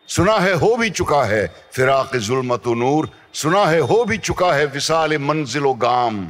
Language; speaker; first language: Hindi; native; Hindi